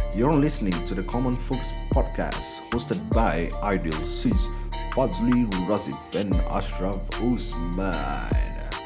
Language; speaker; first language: English; non-native, local second language; Malay